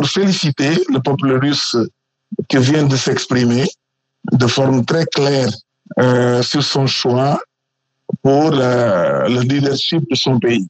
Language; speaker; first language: French; non-native, fluent; Portuguese